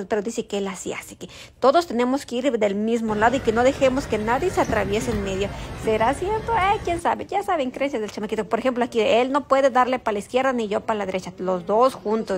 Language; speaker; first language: Spanish; native; Spanish